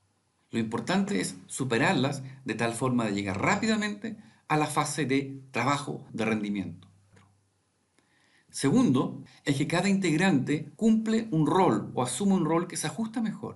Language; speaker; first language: Spanish; native; Spanish